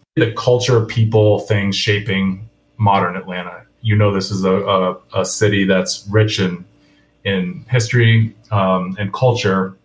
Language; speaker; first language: English; native; English